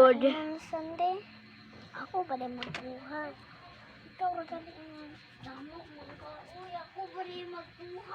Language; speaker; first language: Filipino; non-native, local second language; Cebuano